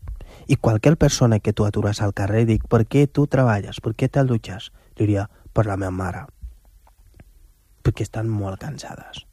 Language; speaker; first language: Catalan; non-native, fluent; Wolof